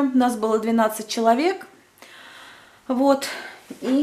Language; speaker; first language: Russian; native; Russian